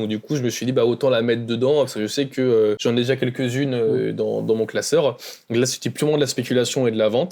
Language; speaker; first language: French; native; French